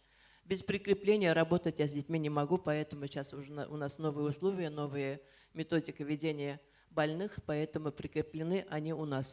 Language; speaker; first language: Russian; native; Russian